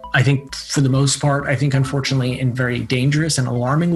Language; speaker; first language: English; non-native, fluent; Bosnian